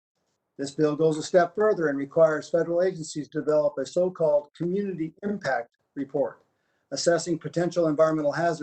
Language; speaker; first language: English; native; English